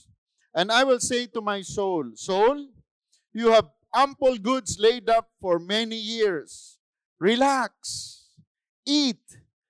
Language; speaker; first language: English; non-native, local second language; Filipino